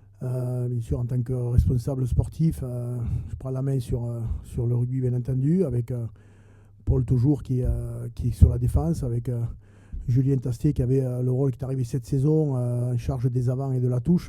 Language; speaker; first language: French; native; French